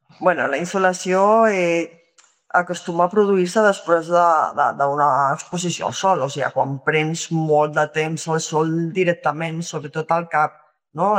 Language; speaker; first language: Catalan; non-native, local second language; Spanish